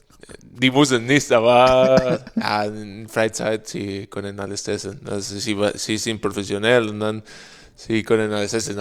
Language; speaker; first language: German; non-native, learner; Spanish